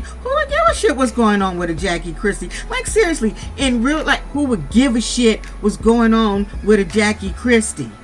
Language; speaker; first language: English; native; English